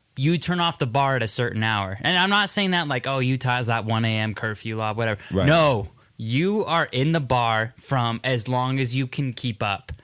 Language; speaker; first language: English; native; English